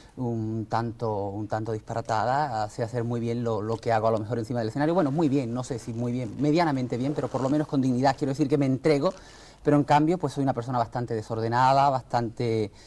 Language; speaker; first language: Spanish; early bilingual, other home language; Arabic